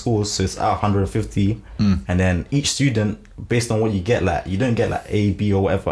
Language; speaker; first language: English; early bilingual, other home language; Shona